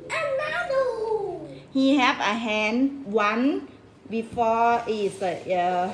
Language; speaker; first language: English; non-native, learner; Thai